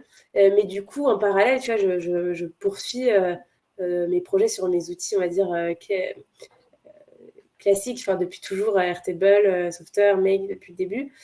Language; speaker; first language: French; native; French